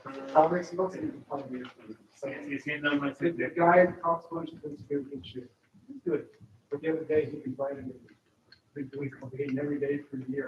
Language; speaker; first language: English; non-native, learner; Spanish